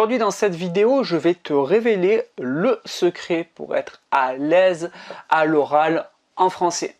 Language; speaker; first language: French; native; French